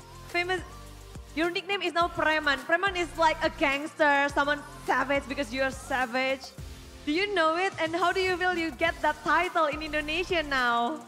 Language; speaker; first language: English; non-native, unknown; Indonesian